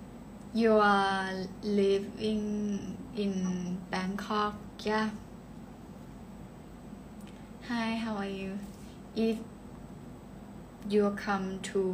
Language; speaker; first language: English; non-native, learner; Thai